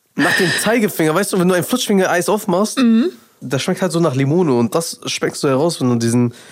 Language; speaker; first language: German; early bilingual, other home language; Persian